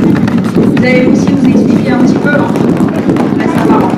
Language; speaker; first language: French; native; French